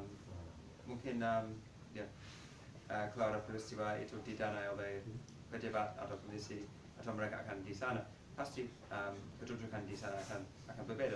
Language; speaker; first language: Indonesian; non-native, fluent; English